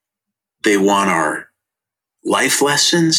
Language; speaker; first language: English; native; English